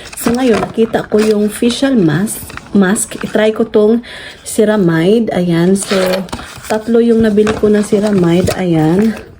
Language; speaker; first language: Filipino; non-native, local second language; Cebuano